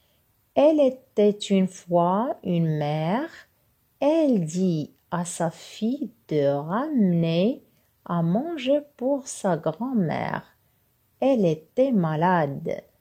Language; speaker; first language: French; non-native, local second language; Arabic